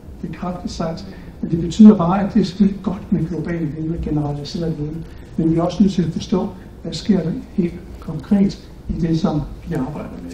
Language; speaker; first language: Danish; native; Danish